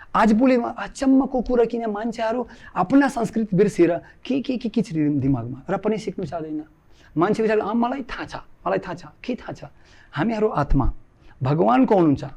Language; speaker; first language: Nepali; non-native, fluent; Russian